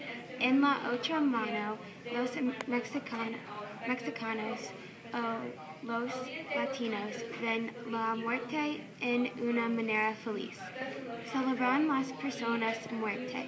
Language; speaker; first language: Spanish; non-native, learner; English